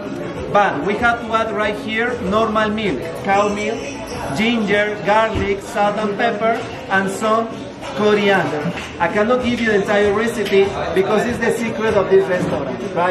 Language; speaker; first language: English; non-native, fluent; Spanish